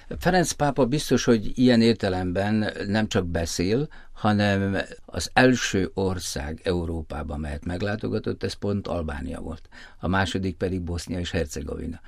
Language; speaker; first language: Hungarian; native; Hungarian